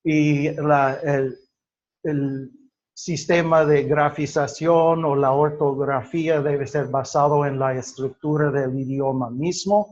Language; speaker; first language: Spanish; non-native, fluent; English